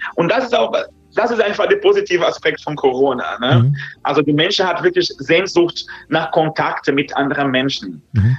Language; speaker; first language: German; non-native, fluent; Portuguese